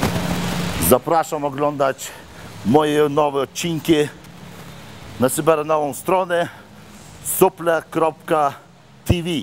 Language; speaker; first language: Polish; non-native, fluent; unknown